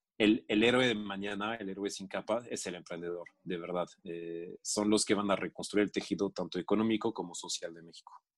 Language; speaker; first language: Spanish; non-native, fluent; French